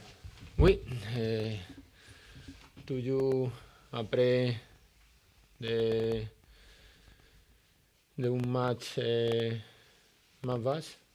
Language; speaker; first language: French; non-native, learner; Spanish